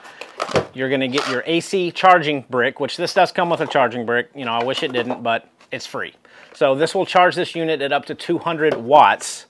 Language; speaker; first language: English; native; English